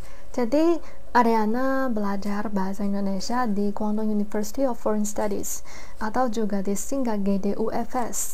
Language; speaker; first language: Indonesian; non-native, fluent; Chinese